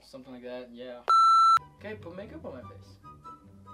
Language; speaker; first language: English; non-native, fluent; Portuguese